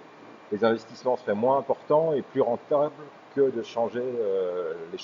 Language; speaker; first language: French; native; French